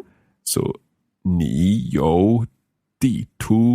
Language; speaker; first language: Chinese; non-native, learner; English